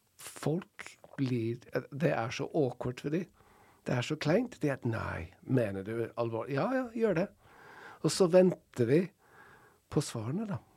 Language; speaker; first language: Norwegian; non-native, fluent; English